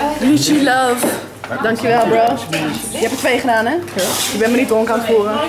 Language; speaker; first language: Dutch; native; Dutch